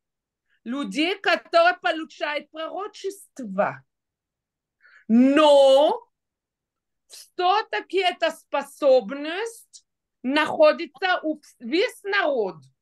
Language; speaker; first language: Russian; non-native, fluent; Hebrew